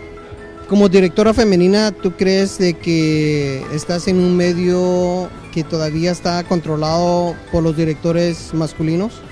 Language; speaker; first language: Spanish; native; Spanish